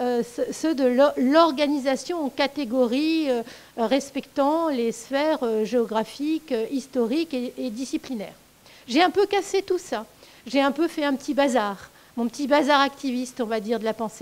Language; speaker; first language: French; native; French